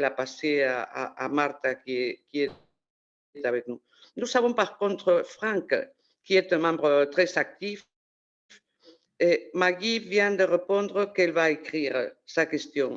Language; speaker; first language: French; non-native, fluent; Spanish